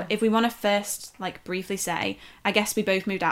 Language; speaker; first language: English; native; English